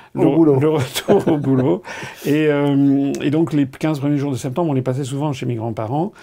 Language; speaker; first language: French; native; French